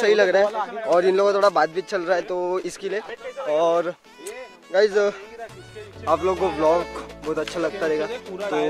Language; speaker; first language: Hindi; non-native, local second language; Marathi